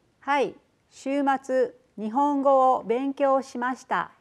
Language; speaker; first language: Japanese; non-native, fluent; Chinese